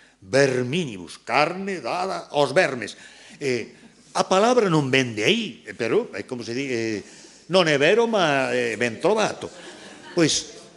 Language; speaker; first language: Galician; native; Galician